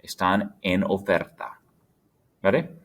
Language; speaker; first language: Spanish; non-native, fluent; English